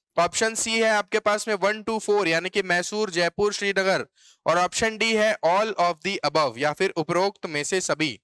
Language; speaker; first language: Hindi; native; Hindi